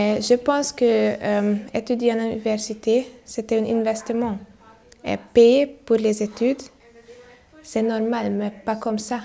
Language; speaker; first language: French; non-native, learner; Hungarian